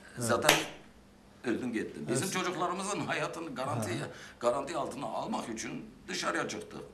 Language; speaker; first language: Turkish; non-native, fluent; Armenian